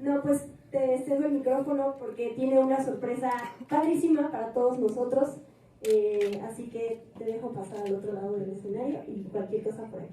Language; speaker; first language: Spanish; native; Spanish